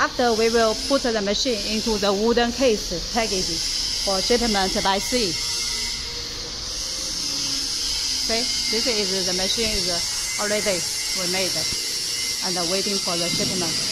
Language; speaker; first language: English; non-native, learner; Chinese